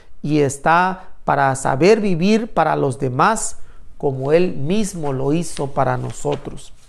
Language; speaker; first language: Spanish; native; Spanish